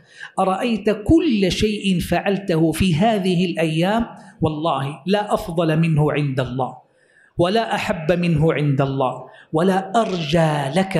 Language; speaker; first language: Arabic; native; Arabic